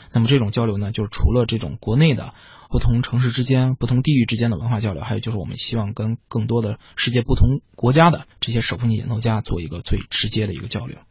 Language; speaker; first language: Chinese; native; Chinese